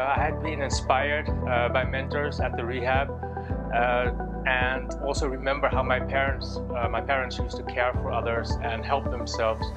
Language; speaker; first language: English; non-native, fluent; Dutch